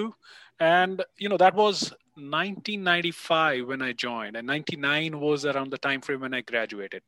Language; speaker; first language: English; non-native, local second language; Punjabi